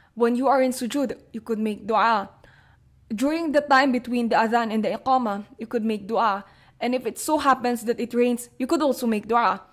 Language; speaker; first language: English; non-native, local second language; Filipino